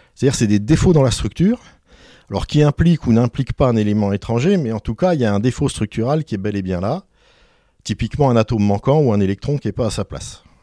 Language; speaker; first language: French; native; French